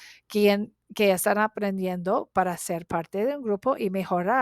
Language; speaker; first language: Spanish; non-native, learner; English